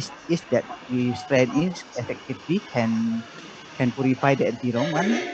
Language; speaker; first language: English; non-native, learner; Indonesian